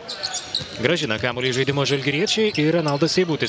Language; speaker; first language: Lithuanian; native; Lithuanian